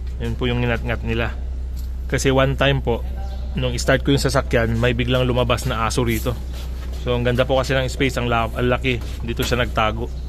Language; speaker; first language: Filipino; non-native, local second language; Iloko